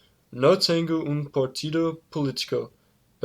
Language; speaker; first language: Spanish; non-native, learner; English